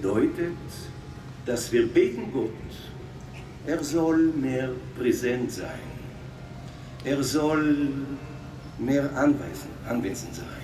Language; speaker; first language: German; non-native, fluent; Hebrew